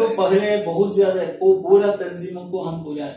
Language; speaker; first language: Hindi; non-native, local second language; Malayalam